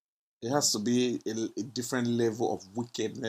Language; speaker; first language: English; non-native, local second language; Yoruba